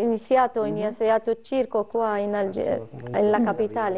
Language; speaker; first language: Italian; non-native, learner; Arabic